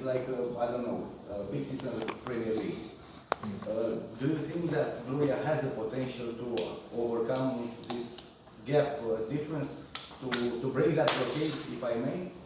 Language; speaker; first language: English; non-native, fluent; Romanian